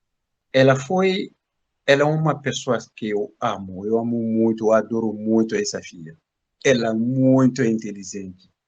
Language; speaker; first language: Portuguese; non-native, learner; Bambara